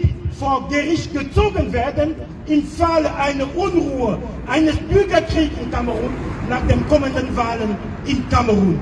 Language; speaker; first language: German; non-native, fluent; French